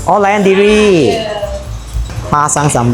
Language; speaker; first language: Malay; non-native, local second language; Cantonese